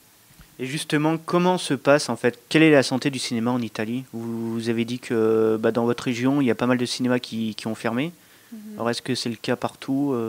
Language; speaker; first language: French; native; French